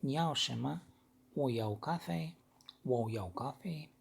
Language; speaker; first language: Chinese; non-native, learner; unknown